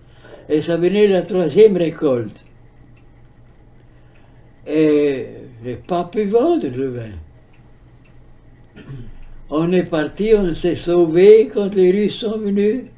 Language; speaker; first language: French; early bilingual, heritage; French